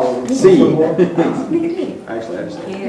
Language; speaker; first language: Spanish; non-native, learner; English